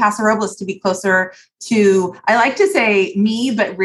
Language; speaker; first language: English; native; English